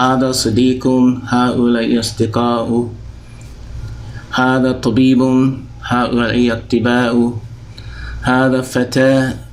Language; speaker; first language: Arabic; non-native, fluent; English